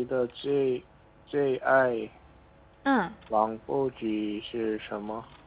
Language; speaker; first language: Chinese; non-native, learner; Korean